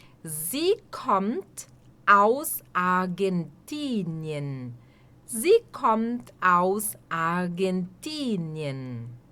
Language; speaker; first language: German; non-native, fluent; Portuguese